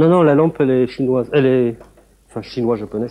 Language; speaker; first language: French; native; French